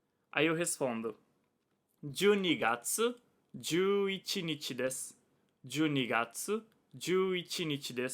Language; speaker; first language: Japanese; non-native, fluent; Portuguese